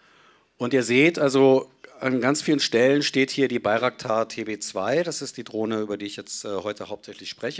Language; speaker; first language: German; native; German